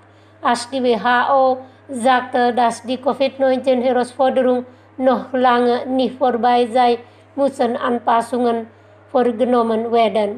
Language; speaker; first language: German; non-native, fluent; Indonesian